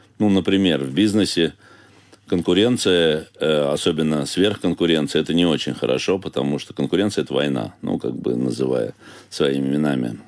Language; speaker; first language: Russian; native; Russian